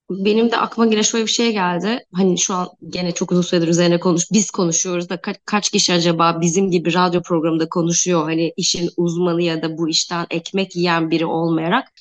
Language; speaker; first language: Turkish; native; Turkish